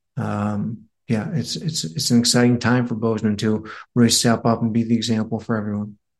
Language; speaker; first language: English; native; English